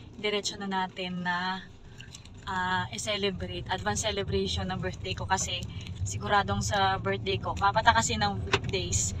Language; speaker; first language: Filipino; native; Filipino